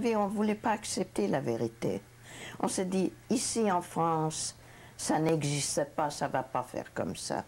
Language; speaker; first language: French; non-native, fluent; Hungarian